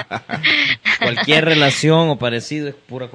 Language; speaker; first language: Spanish; native; Spanish